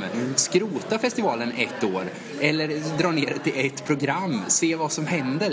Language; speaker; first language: Swedish; native; Swedish